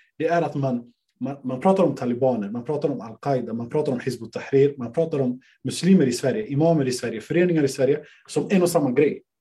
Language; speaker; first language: Swedish; native; Swedish